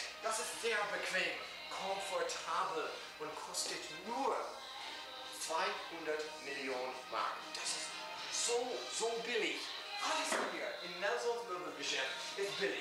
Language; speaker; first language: German; non-native, learner; English